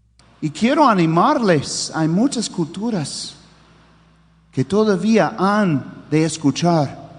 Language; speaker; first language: Spanish; non-native, fluent; English